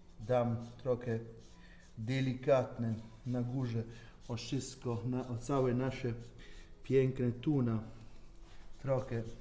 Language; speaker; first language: Polish; non-native, learner; Italian